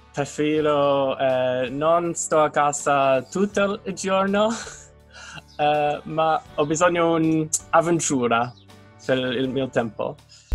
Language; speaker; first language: Italian; non-native, learner; English